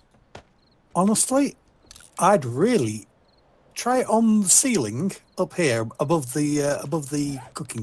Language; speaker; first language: English; native; English